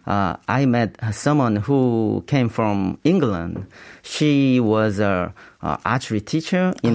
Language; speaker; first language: English; non-native, learner; Korean